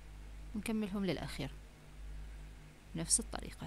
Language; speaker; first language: Arabic; native; Arabic